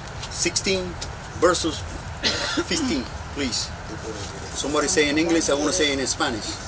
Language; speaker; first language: English; non-native, learner; Spanish